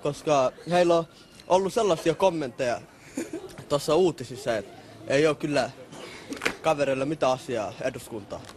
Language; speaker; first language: Finnish; early bilingual, other home language; Somali